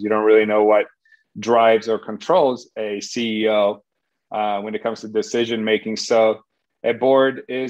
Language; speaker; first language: English; non-native, fluent; Polish